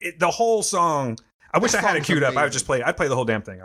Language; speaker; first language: English; native; English